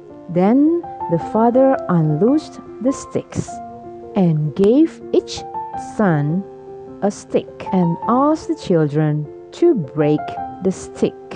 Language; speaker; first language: English; non-native, fluent; Indonesian